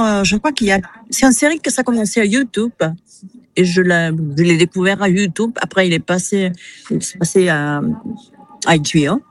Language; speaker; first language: French; non-native, fluent; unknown